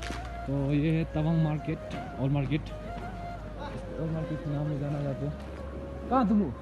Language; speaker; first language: Hindi; non-native, local second language; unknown